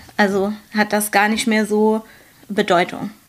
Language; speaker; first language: German; native; German